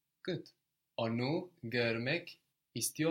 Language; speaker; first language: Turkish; non-native, fluent; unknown